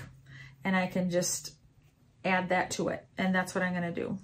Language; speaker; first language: English; native; English